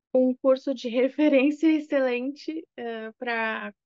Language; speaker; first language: Portuguese; native; Portuguese